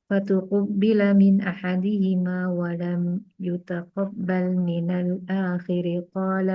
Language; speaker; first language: Arabic; non-native, learner; Indonesian